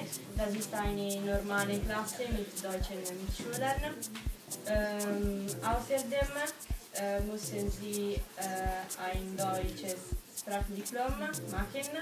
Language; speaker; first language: German; non-native, learner; Italian